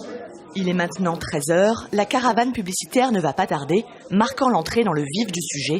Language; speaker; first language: French; native; French